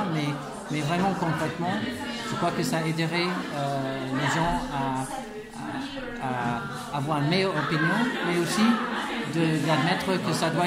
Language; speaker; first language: French; non-native, fluent; English